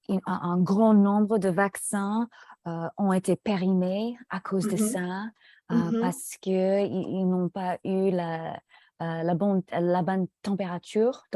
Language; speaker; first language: French; non-native, fluent; English